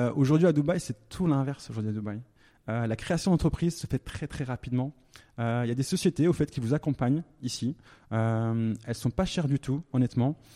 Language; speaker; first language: French; native; French